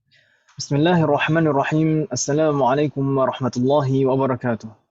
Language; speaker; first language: Arabic; non-native, fluent; Indonesian